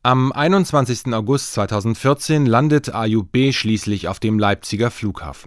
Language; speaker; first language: German; native; German